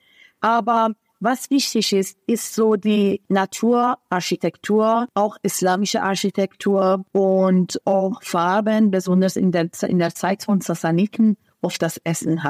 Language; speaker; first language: German; non-native, fluent; Persian